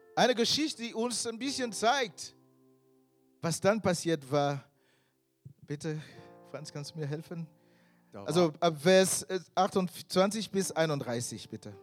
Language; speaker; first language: German; non-native, fluent; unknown